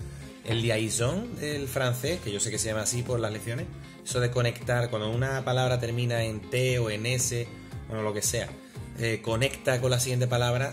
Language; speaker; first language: Spanish; native; Spanish